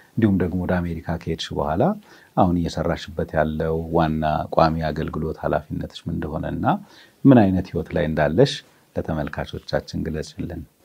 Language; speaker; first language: Amharic; native; Amharic